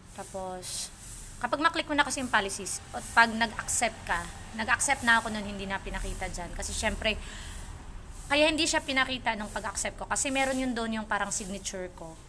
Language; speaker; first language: Filipino; non-native, local second language; Waray